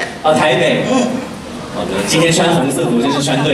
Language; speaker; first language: Chinese; native; Chinese